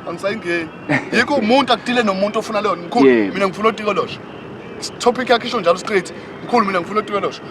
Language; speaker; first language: Zulu; native; Zulu